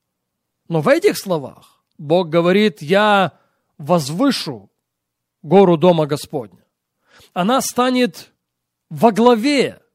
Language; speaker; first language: Russian; native; Russian